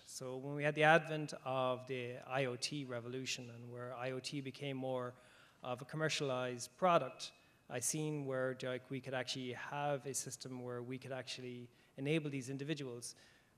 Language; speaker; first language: English; native; English